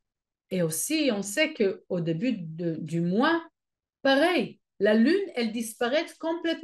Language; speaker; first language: French; non-native, fluent; Hebrew